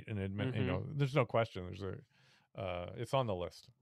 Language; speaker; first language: English; native; English